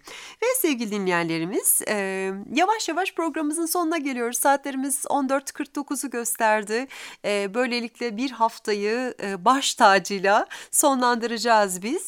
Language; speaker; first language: Turkish; native; Turkish